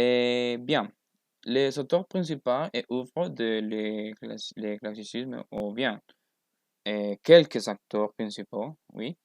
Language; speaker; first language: French; non-native, learner; Spanish